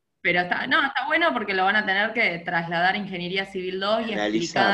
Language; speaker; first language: Spanish; native; Spanish